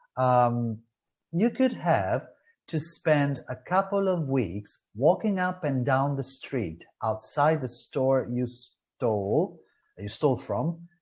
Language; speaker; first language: English; non-native, fluent; Italian